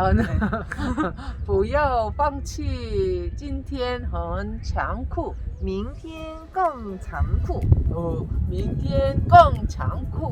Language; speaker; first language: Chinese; non-native, fluent; Korean